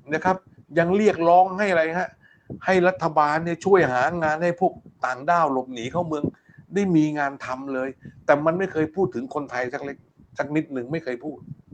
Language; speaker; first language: Thai; native; Thai